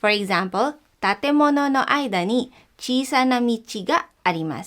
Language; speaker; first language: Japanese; non-native, fluent; Filipino